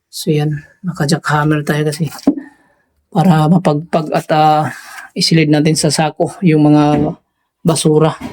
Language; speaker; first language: Filipino; non-native, local second language; Cebuano